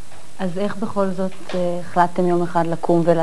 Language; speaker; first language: Hebrew; native; Hebrew